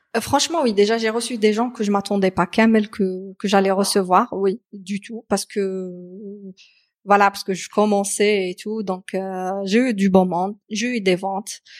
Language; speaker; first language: French; non-native, local second language; Arabic